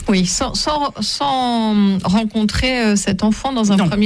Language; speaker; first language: French; native; French